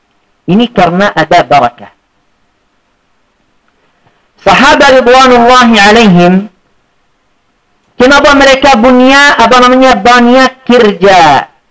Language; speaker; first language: Indonesian; non-native, fluent; Arabic